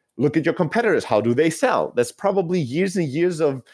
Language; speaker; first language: English; non-native, fluent; Greek